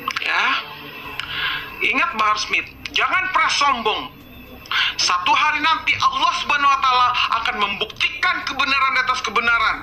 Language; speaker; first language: Indonesian; native; Indonesian